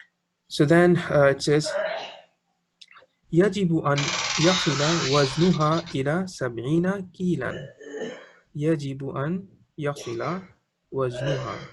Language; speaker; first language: Arabic; non-native, fluent; English